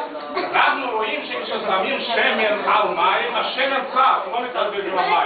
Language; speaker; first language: Hebrew; non-native, fluent; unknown